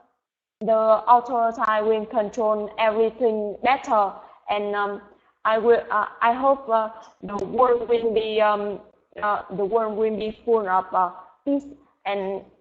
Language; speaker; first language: English; non-native, learner; Vietnamese